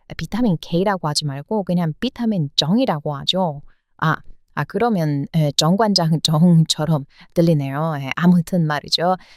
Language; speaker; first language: Korean; non-native, fluent; English